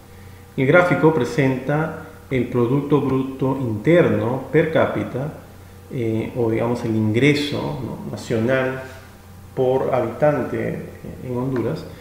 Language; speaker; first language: Spanish; native; Spanish